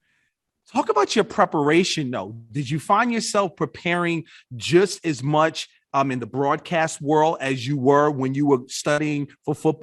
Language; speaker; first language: English; native; English